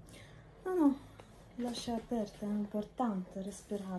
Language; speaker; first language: Italian; non-native, learner; Russian